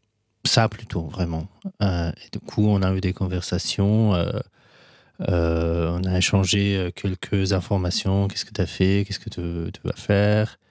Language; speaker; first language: French; non-native, fluent; Persian